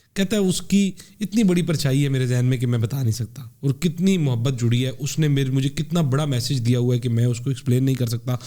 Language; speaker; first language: Urdu; native; Urdu